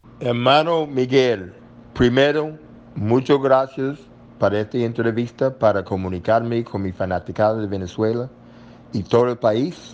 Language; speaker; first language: Spanish; non-native, learner; English